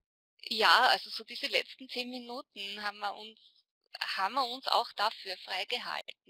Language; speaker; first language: German; native; German